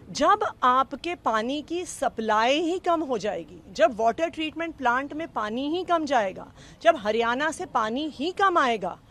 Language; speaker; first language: Hindi; native; Hindi